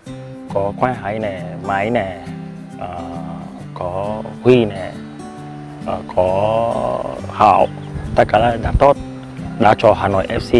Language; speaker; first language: Vietnamese; non-native, learner; Portuguese